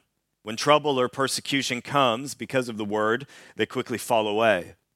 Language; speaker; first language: English; native; English